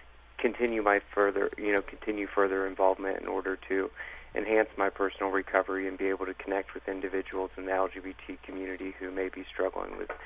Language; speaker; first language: English; native; English